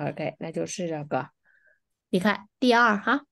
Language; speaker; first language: Chinese; non-native, fluent; Vietnamese